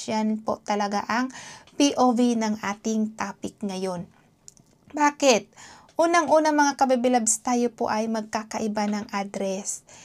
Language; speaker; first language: Filipino; non-native, local second language; Hiligaynon